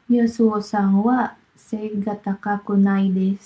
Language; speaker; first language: Japanese; non-native, learner; Filipino